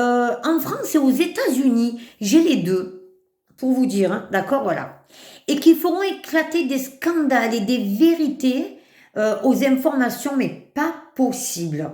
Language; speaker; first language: French; native; French